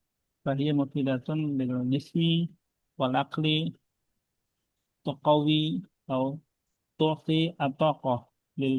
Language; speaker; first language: Arabic; non-native, fluent; Indonesian